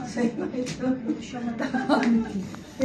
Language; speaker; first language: Italian; non-native, learner; Filipino